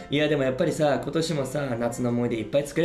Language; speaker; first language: Japanese; native; Japanese